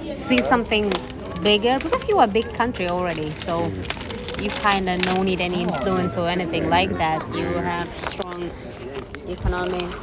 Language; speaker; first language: English; non-native, fluent; Russian